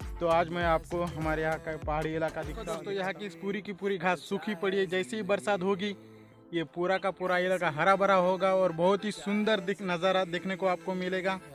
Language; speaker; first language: Hindi; non-native, local second language; Marathi